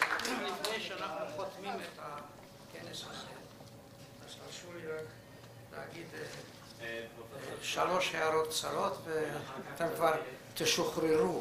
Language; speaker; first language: Hebrew; non-native, fluent; Hungarian